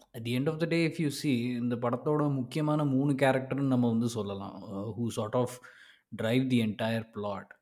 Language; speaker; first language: English; non-native, local second language; Tamil